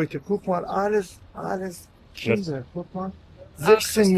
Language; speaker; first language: German; non-native, learner; Persian